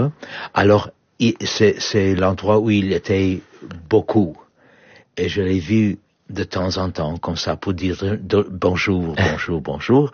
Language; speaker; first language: French; non-native, fluent; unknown